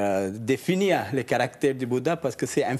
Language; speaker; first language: French; non-native, learner; Sinhala